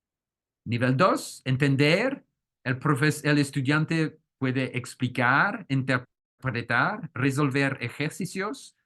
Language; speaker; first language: Spanish; non-native, fluent; French